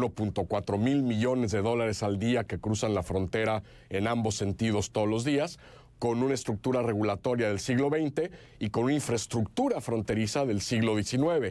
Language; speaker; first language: Spanish; native; Spanish